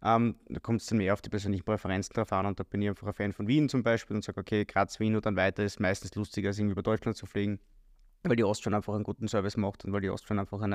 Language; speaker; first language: German; native; German